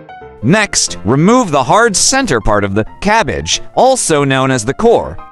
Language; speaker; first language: English; non-native, local second language; Filipino